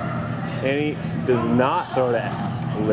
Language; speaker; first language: English; native; English